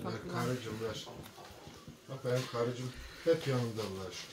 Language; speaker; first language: Turkish; native; Turkish